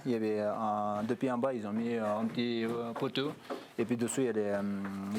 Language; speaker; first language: French; non-native, fluent; Sherpa